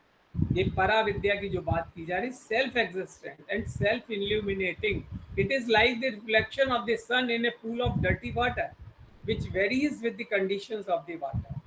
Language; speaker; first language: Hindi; native; Hindi